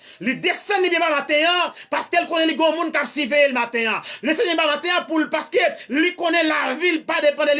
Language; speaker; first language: French; non-native, learner; Haitian Creole